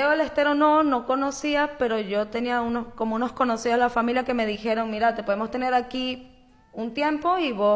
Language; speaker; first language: Spanish; native; Spanish